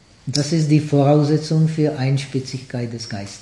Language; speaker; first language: German; non-native, fluent; Czech